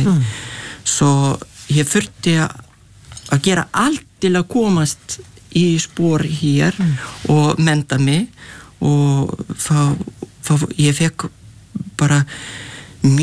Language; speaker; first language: Icelandic; non-native, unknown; Lithuanian